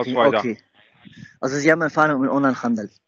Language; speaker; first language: German; native; German